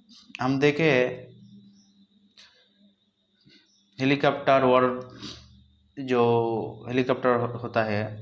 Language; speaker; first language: Hindi; non-native, local second language; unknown